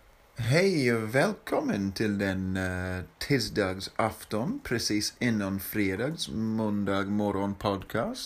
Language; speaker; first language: Swedish; non-native, fluent; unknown